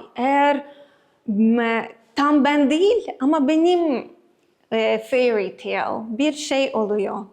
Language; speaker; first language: Turkish; non-native, learner; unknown